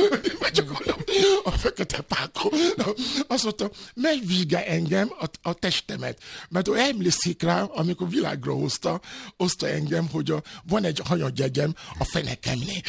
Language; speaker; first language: Hungarian; non-native, fluent; Yoruba